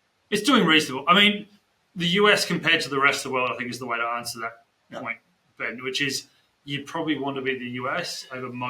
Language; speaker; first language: English; native; English